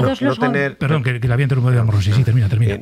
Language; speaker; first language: Spanish; native; Spanish